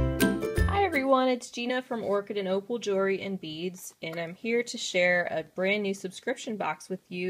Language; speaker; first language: English; native; English